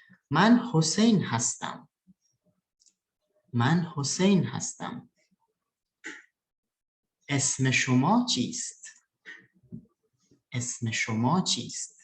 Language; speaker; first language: Persian; early bilingual, other home language; Indonesian